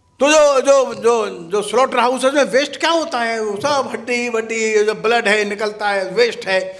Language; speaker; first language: Hindi; native; Hindi